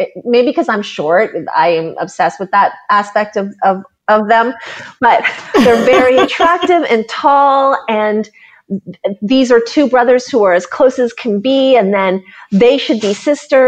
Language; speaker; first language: English; native; English